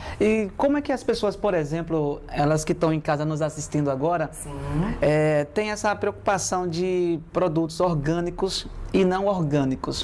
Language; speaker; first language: Portuguese; native; Portuguese